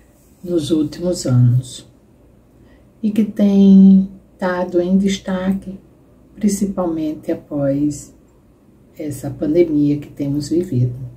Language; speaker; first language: Portuguese; native; Portuguese